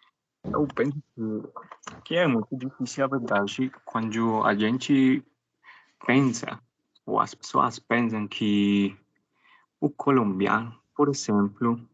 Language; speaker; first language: Portuguese; non-native, learner; Spanish